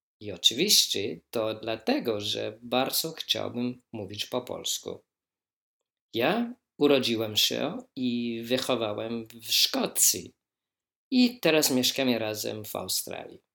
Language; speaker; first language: Polish; non-native, learner; English